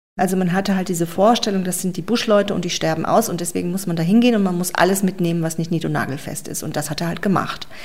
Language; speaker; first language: German; native; German